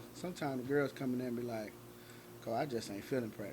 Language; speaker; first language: English; native; English